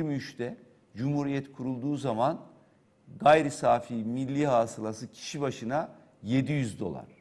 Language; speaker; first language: Turkish; native; Turkish